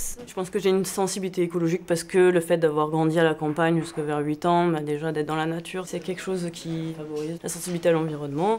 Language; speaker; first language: French; native; French